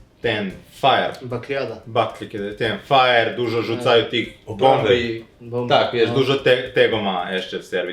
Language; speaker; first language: Polish; non-native, learner; Serbian